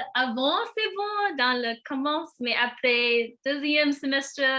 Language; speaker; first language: French; non-native, learner; English